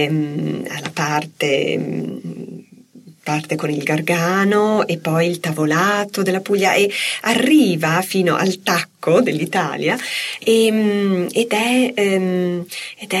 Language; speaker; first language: Italian; native; Italian